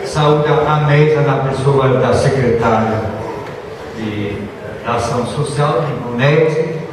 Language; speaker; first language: Portuguese; non-native, fluent; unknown